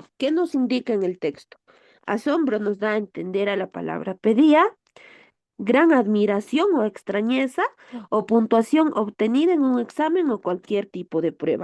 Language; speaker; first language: Spanish; native; Spanish